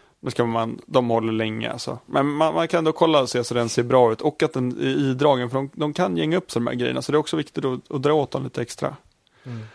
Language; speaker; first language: Swedish; native; Swedish